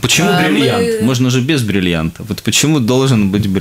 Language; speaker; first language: Russian; native; Russian